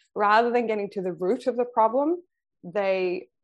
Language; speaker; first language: English; non-native, fluent; Swedish